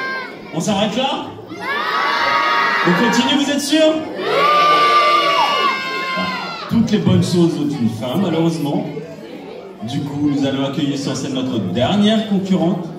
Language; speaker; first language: French; native; French